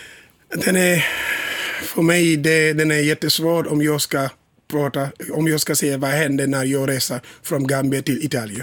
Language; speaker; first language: Swedish; non-native, learner; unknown